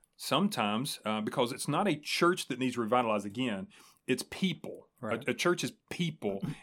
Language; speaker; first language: English; native; English